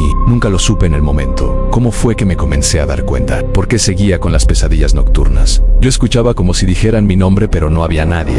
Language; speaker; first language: Spanish; native; Spanish